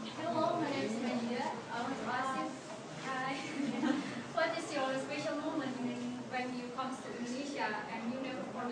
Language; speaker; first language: English; non-native, learner; Indonesian